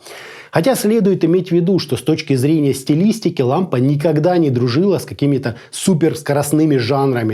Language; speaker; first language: Russian; native; Russian